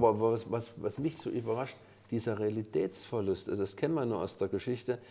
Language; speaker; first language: German; native; German